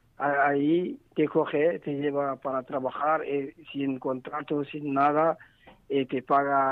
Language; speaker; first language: Spanish; non-native, learner; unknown